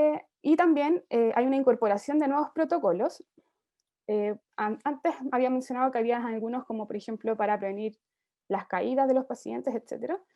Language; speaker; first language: Spanish; native; Spanish